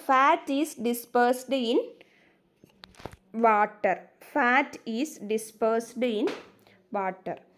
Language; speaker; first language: English; non-native, local second language; Malayalam